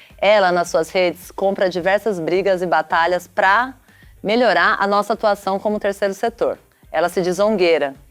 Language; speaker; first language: Portuguese; native; Portuguese